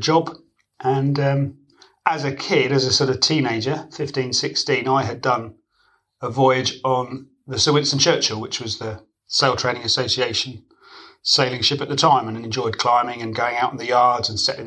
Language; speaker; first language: English; native; English